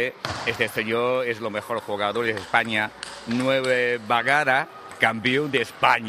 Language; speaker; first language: Spanish; non-native, learner; Chinese